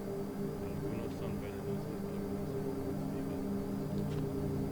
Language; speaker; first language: Spanish; non-native, learner; English